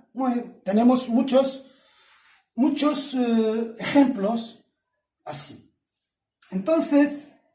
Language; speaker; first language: Spanish; non-native, fluent; Arabic